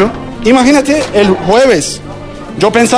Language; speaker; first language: Spanish; non-native, learner; Turkish